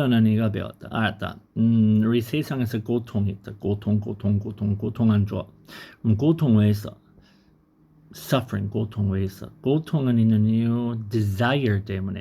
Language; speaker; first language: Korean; non-native, learner; English